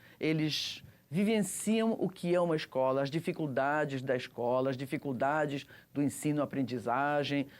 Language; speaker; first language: Portuguese; early bilingual, other home language; Russian